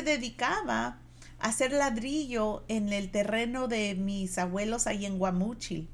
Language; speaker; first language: Spanish; native; Spanish